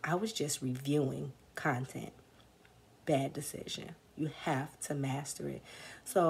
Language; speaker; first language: English; native; English